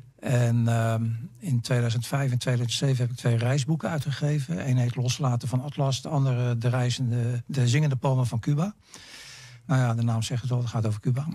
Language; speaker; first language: Dutch; native; Dutch